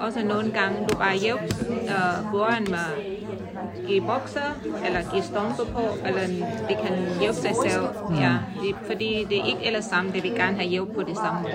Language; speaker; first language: Danish; non-native, learner; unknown